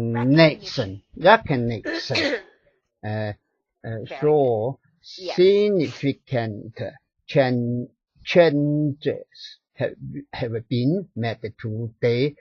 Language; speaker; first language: English; non-native, learner; Chinese